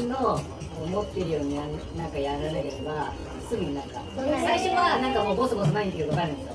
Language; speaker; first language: Japanese; native; Japanese